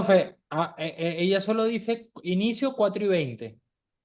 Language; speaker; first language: Spanish; native; Spanish